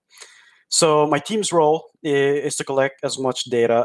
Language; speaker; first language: English; non-native, local second language; Filipino